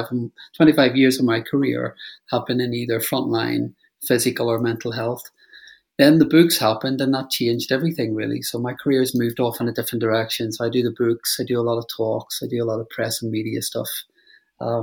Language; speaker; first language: English; native; English